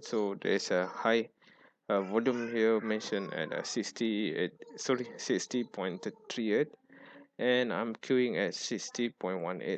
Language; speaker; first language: English; non-native, fluent; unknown